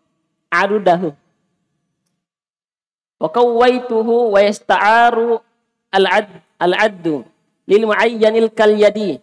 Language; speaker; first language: Arabic; non-native, learner; Indonesian